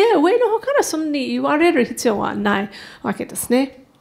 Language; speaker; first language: Japanese; non-native, fluent; English